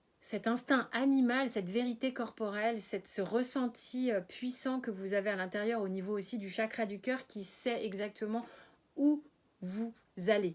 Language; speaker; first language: French; native; French